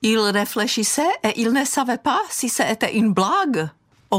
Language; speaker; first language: French; non-native, fluent; Czech